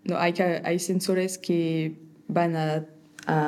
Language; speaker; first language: Spanish; non-native, fluent; French